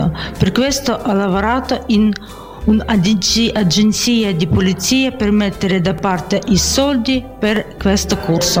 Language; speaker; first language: Italian; non-native, fluent; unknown